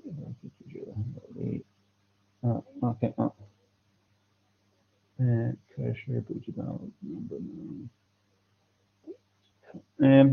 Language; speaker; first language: Chinese; non-native, fluent; English